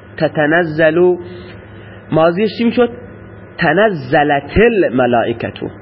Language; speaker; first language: Persian; non-native, local second language; Baluchi